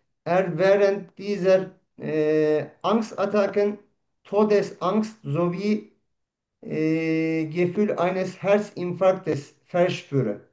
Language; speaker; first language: German; non-native, learner; Turkish